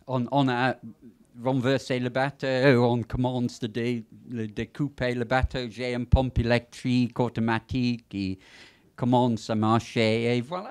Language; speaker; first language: French; non-native, fluent; English